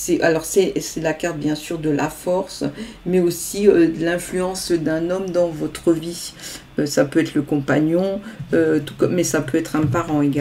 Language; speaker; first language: French; native; French